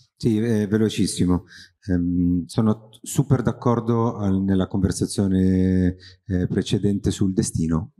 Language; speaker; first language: Italian; native; Italian